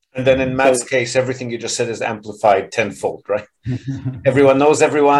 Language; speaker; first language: English; native; English